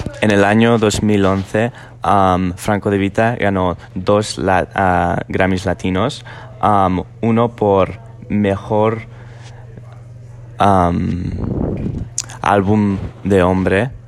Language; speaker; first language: Spanish; non-native, learner; English